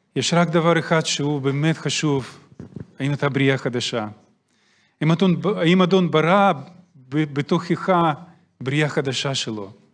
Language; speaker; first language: Hebrew; non-native, fluent; Russian